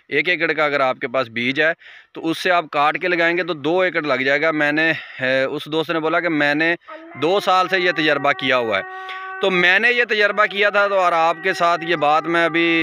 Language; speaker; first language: Urdu; native; Urdu